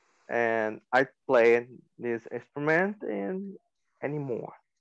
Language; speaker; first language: English; non-native, learner; Portuguese